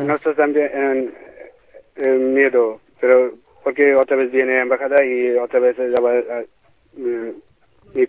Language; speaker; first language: Spanish; non-native, learner; Bangla